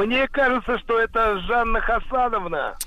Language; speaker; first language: Russian; native; Russian